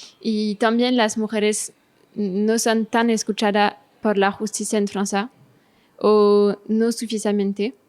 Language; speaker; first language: Spanish; non-native, fluent; French